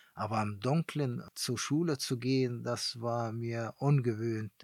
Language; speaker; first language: German; non-native, fluent; Arabic